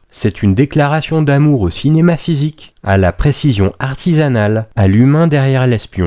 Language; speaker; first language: French; native; French